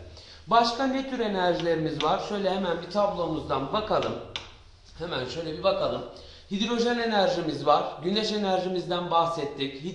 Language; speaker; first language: Turkish; native; Turkish